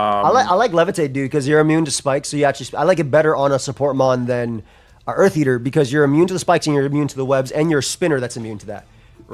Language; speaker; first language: English; native; English